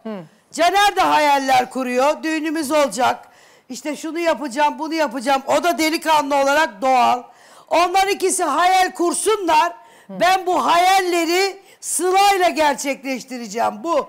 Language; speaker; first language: Turkish; native; Turkish